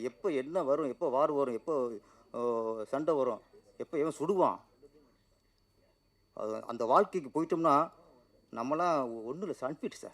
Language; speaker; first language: Tamil; native; Tamil